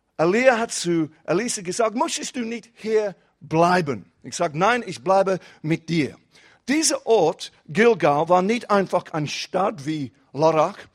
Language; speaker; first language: German; non-native, fluent; English